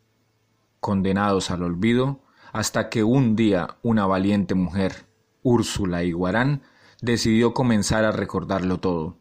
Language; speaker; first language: Spanish; native; Spanish